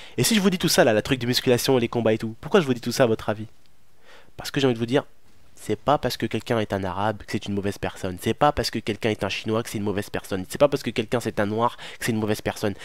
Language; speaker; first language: French; early bilingual, other home language; Arabic